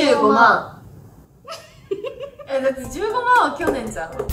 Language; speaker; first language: Japanese; native; Japanese